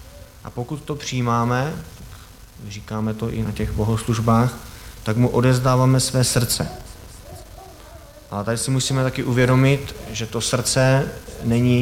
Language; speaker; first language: Czech; native; Czech